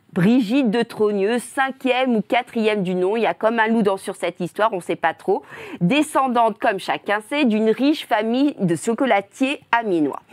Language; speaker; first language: French; native; French